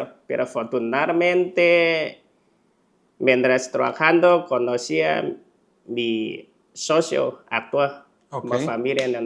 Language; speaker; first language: Spanish; non-native, learner; Chinese